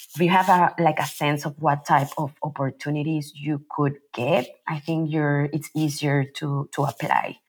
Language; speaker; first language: English; non-native, fluent; Spanish